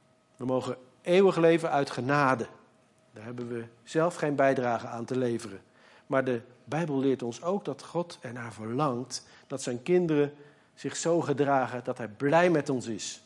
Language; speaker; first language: Dutch; native; Dutch